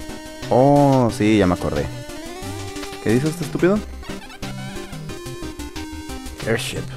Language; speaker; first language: Spanish; native; Spanish